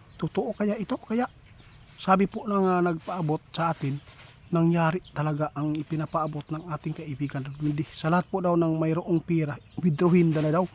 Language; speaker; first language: Filipino; non-native, local second language; Cebuano